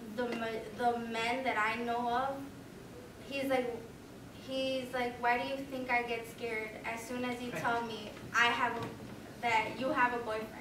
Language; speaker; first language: English; native; English